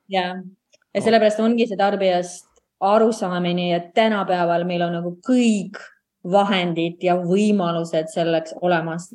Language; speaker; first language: Estonian; non-native, local second language; Russian